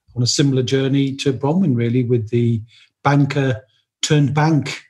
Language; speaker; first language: English; native; English